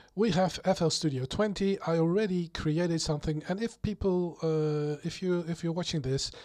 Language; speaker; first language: English; non-native, fluent; Dutch